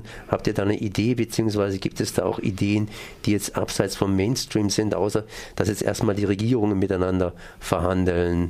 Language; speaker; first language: German; native; German